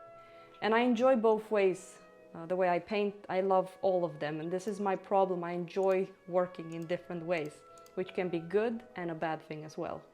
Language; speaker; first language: English; non-native, fluent; Romanian